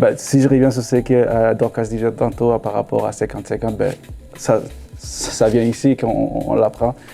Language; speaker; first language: French; non-native, local second language; Lingala